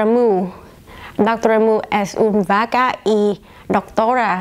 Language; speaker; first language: Spanish; non-native, learner; English